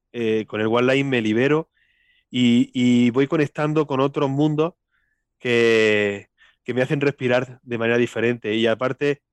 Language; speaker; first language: Spanish; native; Spanish